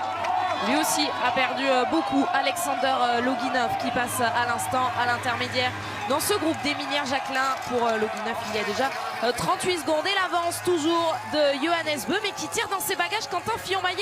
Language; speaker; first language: French; native; French